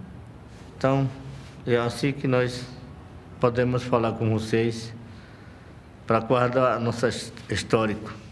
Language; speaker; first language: Portuguese; non-native, local second language; Yanomámi